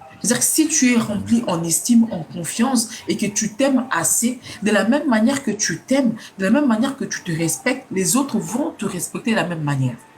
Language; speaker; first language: French; non-native, local second language; Lingala